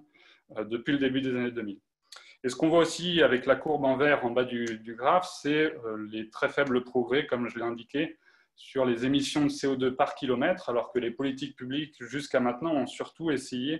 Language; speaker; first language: French; native; French